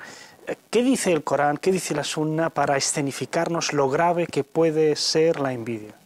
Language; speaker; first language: Spanish; native; Spanish